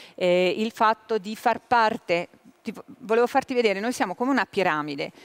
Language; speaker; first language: Italian; native; Italian